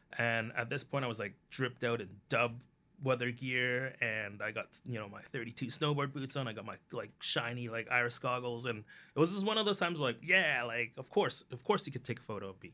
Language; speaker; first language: English; early bilingual, other home language; Cantonese